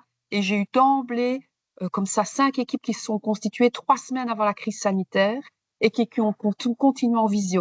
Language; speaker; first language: French; native; French